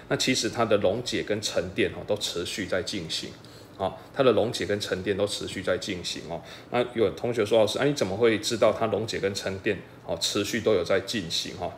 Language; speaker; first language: Chinese; native; Chinese